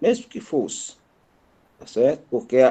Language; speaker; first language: Portuguese; native; Portuguese